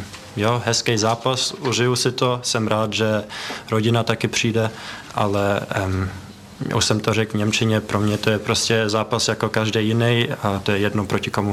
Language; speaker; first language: Czech; early bilingual, heritage; Czech